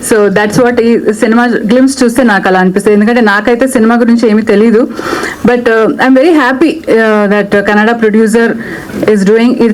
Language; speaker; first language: Telugu; non-native, local second language; Kannada